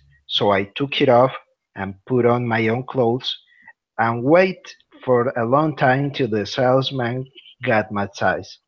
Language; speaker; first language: English; non-native, learner; Spanish